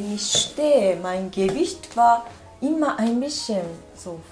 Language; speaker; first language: German; non-native, learner; Japanese